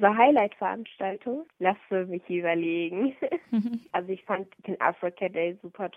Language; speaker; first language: German; early bilingual, other home language; Somali